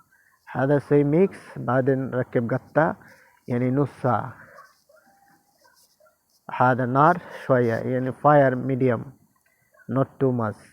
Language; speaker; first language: Arabic; non-native, learner; Bangla